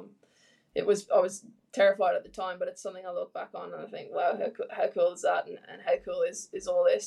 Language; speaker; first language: English; native; English